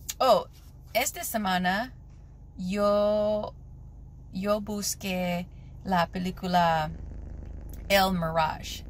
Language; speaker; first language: Spanish; non-native, learner; English